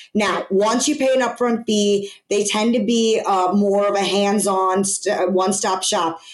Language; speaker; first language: English; native; English